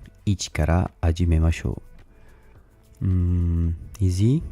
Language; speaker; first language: Japanese; non-native, learner; English